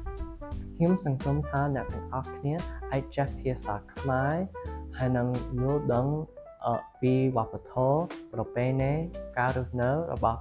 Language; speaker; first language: Khmer; non-native, learner; English